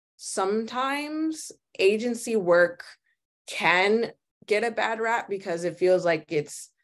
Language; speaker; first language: English; native; English